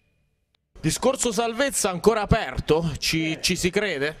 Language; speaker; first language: Italian; native; Italian